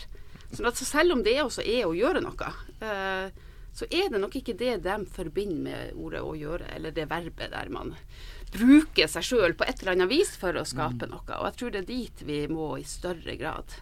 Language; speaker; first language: Norwegian; native; Norwegian